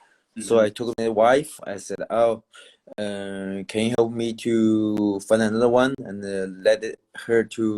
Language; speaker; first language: English; non-native, learner; Chinese